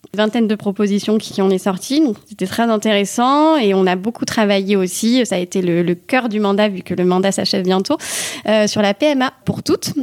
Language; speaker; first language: French; native; French